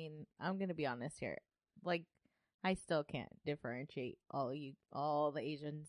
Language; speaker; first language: English; early bilingual, other home language; Spanish